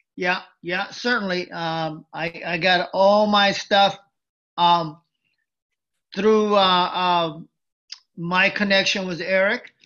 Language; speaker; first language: English; early bilingual, other home language; Japanese